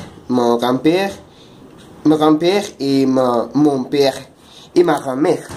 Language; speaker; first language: French; non-native, learner; Spanish